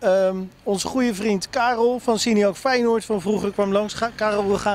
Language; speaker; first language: Dutch; native; Dutch